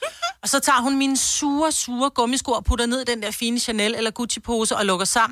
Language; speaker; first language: Danish; native; Danish